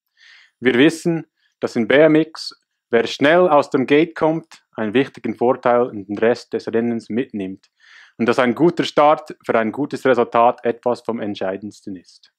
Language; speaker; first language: German; non-native, fluent; English